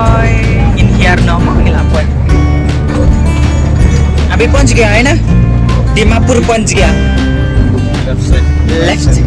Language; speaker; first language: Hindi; non-native, local second language; Khasi